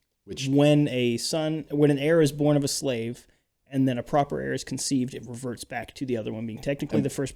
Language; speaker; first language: English; native; English